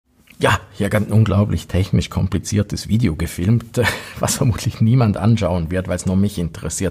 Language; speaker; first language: German; native; German